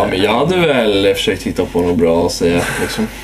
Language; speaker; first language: Swedish; native; Swedish